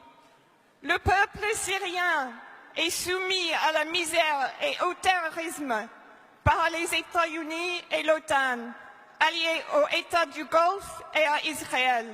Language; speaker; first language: French; non-native, fluent; English